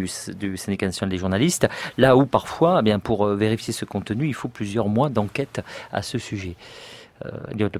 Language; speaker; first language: French; native; French